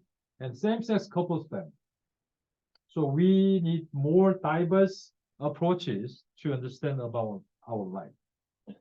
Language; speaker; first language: English; non-native, fluent; Korean